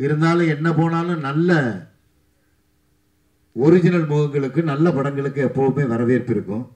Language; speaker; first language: Tamil; native; Tamil